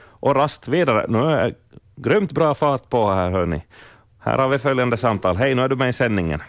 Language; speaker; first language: Swedish; native; Swedish